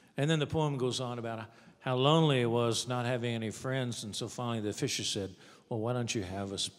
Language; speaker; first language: English; native; English